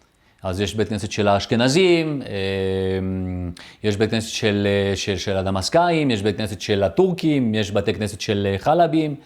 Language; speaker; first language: Hebrew; early bilingual, other home language; French